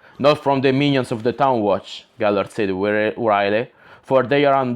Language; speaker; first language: English; non-native, fluent; Italian